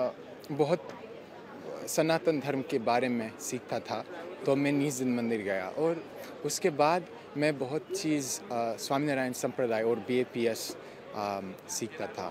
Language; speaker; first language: Hindi; non-native, learner; English